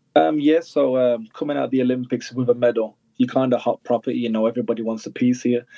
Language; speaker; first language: English; native; English